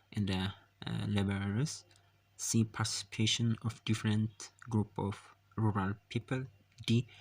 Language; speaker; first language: English; non-native, local second language; Amharic